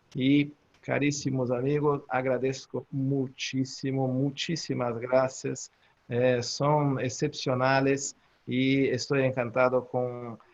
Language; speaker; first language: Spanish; non-native, learner; Portuguese